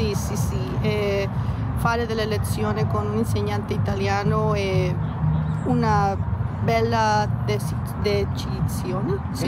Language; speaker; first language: Italian; non-native, learner; Spanish